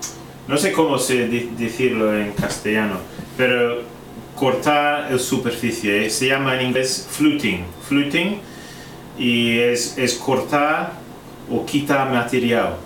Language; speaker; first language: Spanish; non-native, fluent; English